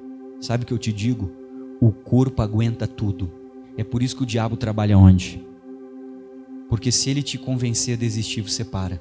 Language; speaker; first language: Portuguese; native; Portuguese